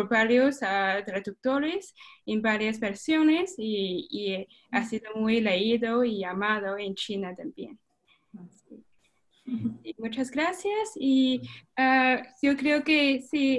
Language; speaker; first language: Spanish; non-native, fluent; Chinese